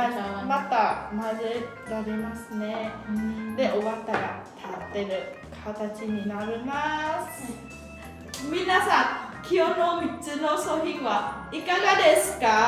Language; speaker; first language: Japanese; non-native, learner; Filipino